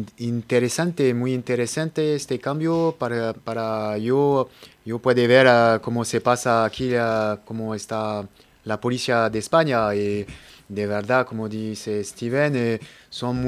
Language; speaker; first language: Spanish; non-native, learner; French